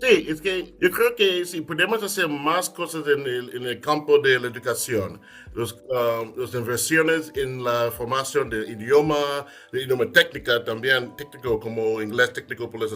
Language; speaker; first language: Spanish; non-native, fluent; English